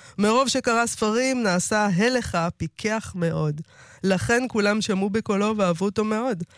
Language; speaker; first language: Hebrew; native; Hebrew